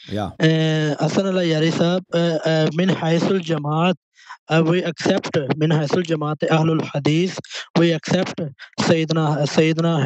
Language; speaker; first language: English; non-native, local second language; Punjabi